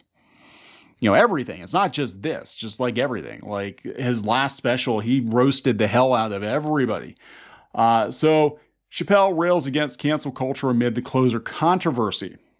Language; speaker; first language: English; native; English